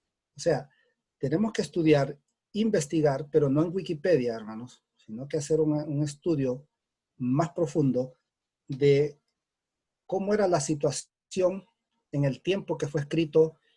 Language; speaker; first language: Spanish; native; Spanish